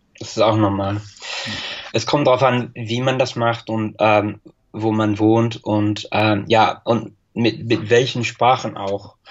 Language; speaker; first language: German; non-native, fluent; English